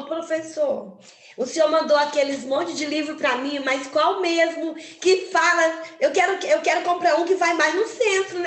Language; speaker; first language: Portuguese; native; Portuguese